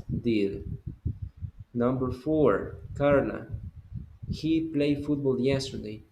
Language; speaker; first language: English; non-native, fluent; Spanish